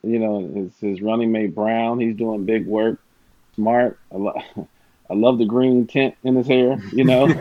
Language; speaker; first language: English; native; English